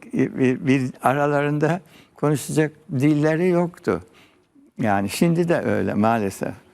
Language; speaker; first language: Turkish; early bilingual, heritage; Turkish